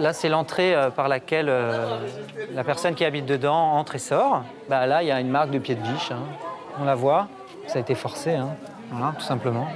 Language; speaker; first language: French; native; French